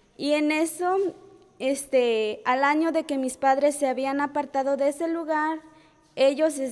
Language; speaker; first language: Spanish; non-native, local second language; Tzotzil